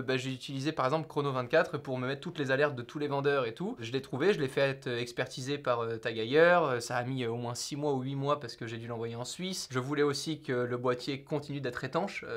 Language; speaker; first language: French; native; French